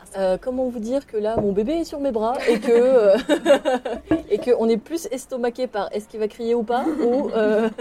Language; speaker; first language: French; native; French